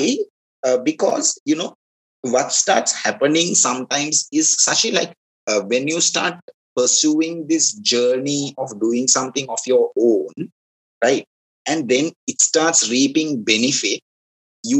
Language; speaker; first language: English; non-native, local second language; Sinhala